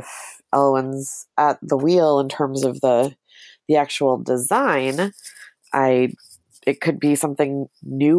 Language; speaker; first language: English; native; English